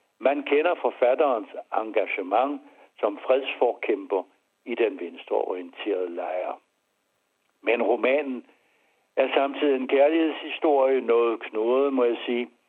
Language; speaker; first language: Danish; early bilingual, other home language; French